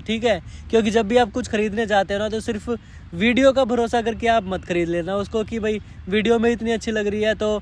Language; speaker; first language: Hindi; native; Hindi